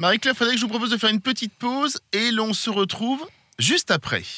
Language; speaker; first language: French; native; French